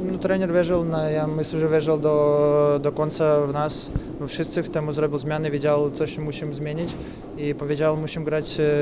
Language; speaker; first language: Polish; non-native, learner; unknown